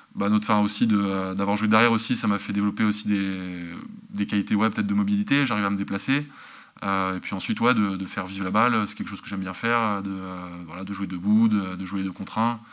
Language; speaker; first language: French; native; French